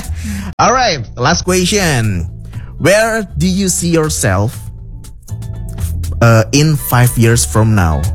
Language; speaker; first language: English; non-native, fluent; Indonesian